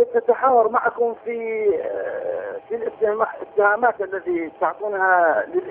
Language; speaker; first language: Arabic; non-native, learner; Persian